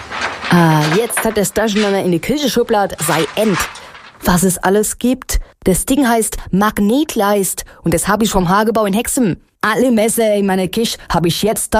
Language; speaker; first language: German; native; German